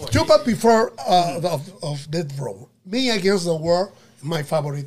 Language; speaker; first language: English; non-native, learner; Spanish